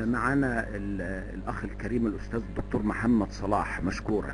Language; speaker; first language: Arabic; native; Arabic